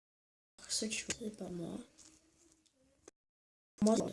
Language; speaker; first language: French; native; French